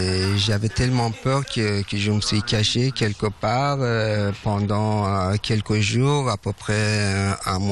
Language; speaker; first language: French; non-native, fluent; Persian